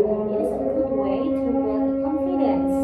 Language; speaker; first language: English; non-native, learner; Indonesian